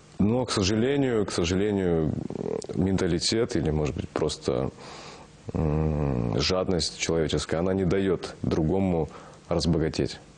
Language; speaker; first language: Russian; non-native, local second language; Kazakh